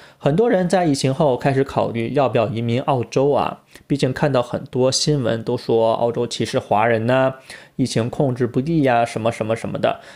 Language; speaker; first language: Chinese; native; Chinese